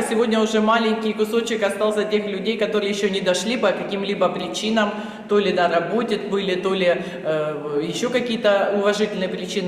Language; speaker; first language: Russian; native; Russian